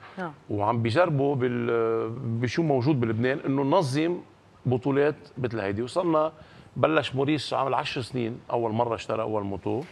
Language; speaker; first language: Arabic; native; Arabic